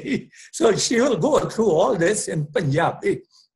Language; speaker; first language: English; non-native, local second language; Punjabi